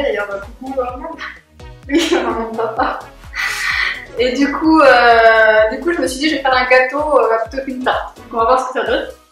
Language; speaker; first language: French; native; French